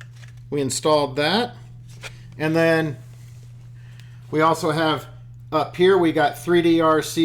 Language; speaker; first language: English; native; English